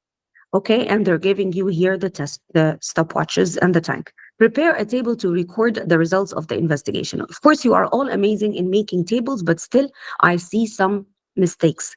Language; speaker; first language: English; non-native, fluent; Arabic